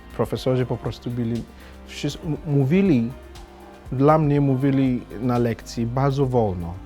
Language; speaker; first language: Polish; non-native, fluent; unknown